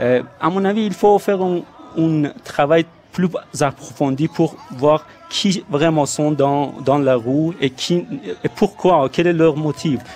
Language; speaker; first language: French; non-native, fluent; Persian